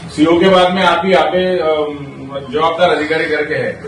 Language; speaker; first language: Hindi; non-native, local second language; Marathi